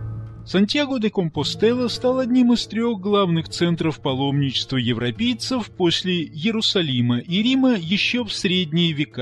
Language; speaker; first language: Russian; native; Russian